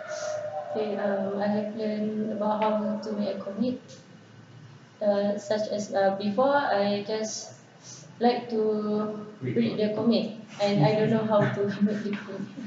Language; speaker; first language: English; non-native, local second language; Malay